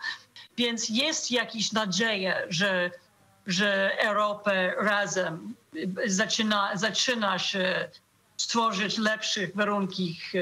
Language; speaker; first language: Polish; non-native, fluent; English